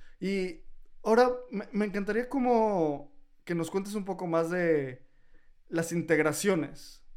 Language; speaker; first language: Spanish; native; Spanish